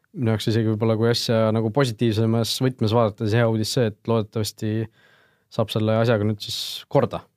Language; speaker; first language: Estonian; native; Estonian